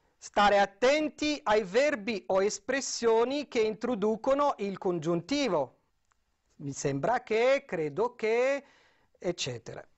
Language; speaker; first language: Italian; non-native, fluent; Arabic